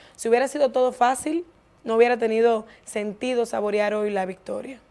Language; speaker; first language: Spanish; native; Spanish